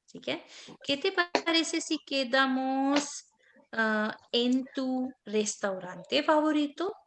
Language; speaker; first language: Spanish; non-native, fluent; Hindi